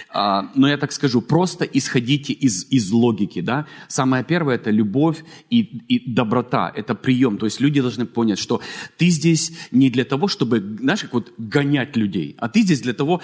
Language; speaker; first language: Russian; native; Russian